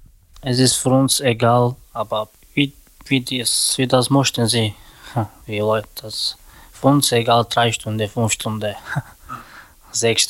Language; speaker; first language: German; non-native, learner; Romany